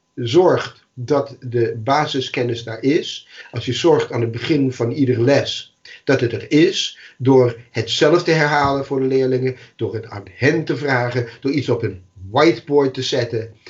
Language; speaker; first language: Dutch; non-native, fluent; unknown